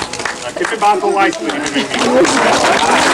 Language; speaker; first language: Welsh; native; Welsh